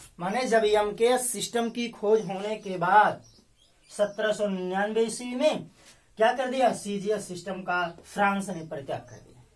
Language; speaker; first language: Hindi; native; Hindi